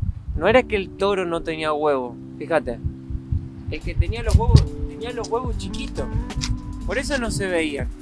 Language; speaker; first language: Spanish; native; Spanish